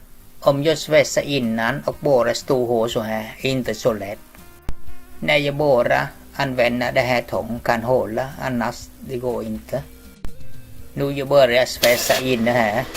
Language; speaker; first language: Swedish; non-native, learner; Vietnamese